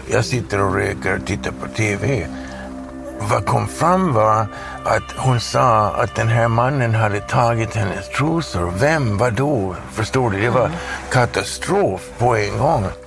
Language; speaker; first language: Swedish; non-native, fluent; English